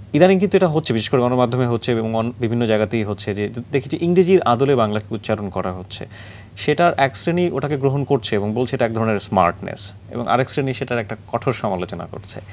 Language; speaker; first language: Bangla; native; Bangla